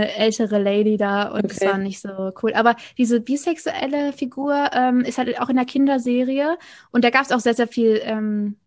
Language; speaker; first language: German; native; German